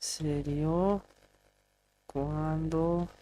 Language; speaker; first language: Spanish; non-native, learner; English